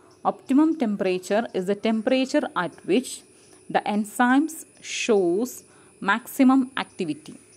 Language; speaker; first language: English; non-native, local second language; Malayalam